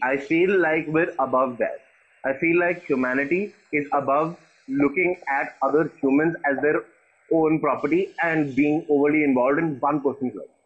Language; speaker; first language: English; non-native, local second language; Hindi